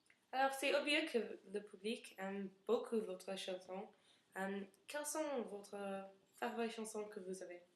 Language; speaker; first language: French; non-native, learner; English